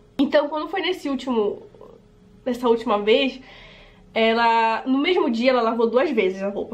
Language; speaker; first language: Portuguese; native; Portuguese